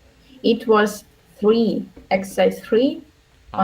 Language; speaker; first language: English; non-native, learner; Russian